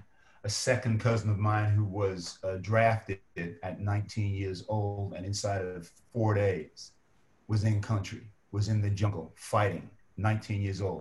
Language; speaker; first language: English; native; English